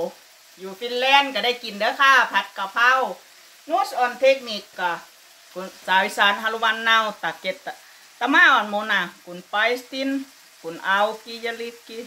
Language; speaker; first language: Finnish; non-native, learner; Thai